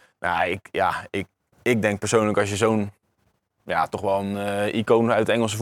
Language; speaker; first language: Dutch; native; Dutch